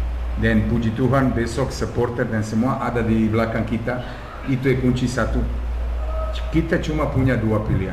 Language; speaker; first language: Indonesian; non-native, fluent; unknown